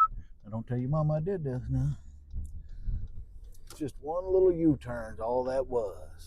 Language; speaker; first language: English; native; English